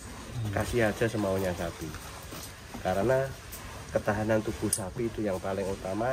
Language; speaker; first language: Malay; non-native, local second language; Javanese